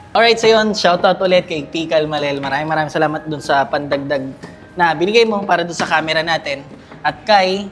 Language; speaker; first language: Filipino; native; Filipino